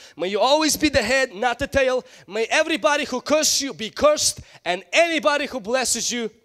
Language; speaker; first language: English; non-native, fluent; Ukrainian